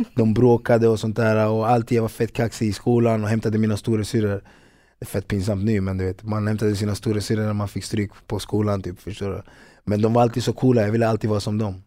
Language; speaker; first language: Swedish; early bilingual, other home language; Ganda